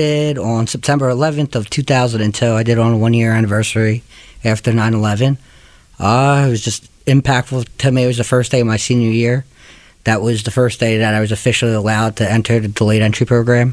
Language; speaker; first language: English; native; English